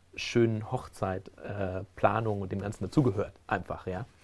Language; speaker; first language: German; early bilingual, other home language; Spanish